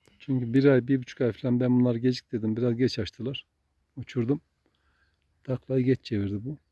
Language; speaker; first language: Turkish; native; Turkish